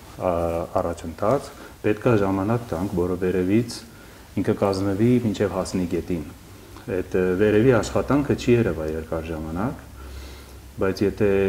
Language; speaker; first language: Armenian; early bilingual, heritage; Armenian